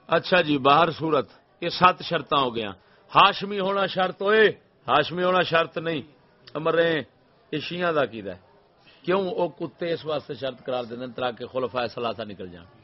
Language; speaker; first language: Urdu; non-native, local second language; Punjabi